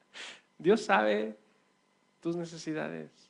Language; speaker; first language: Spanish; native; Spanish